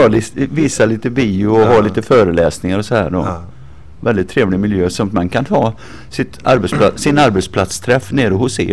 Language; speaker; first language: Swedish; native; Swedish